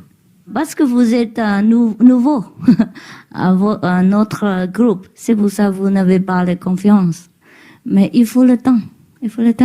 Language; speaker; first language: French; non-native, learner; Chinese